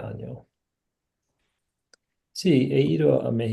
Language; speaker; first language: Spanish; non-native, learner; English